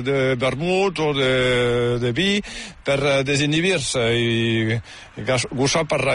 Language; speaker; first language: Catalan; native; Catalan